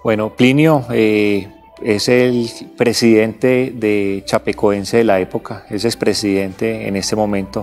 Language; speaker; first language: Spanish; native; Spanish